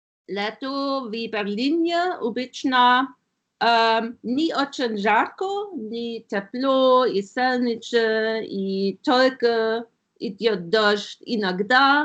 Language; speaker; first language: Russian; non-native, learner; German